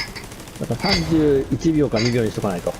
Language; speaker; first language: Japanese; native; Japanese